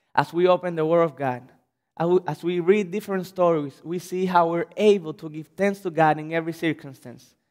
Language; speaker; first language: English; non-native, fluent; Spanish